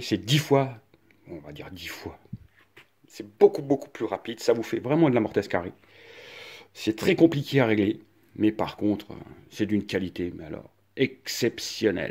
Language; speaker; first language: French; native; French